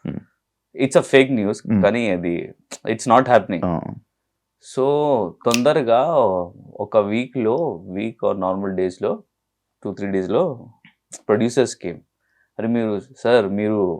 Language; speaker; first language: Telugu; non-native, learner; Hindi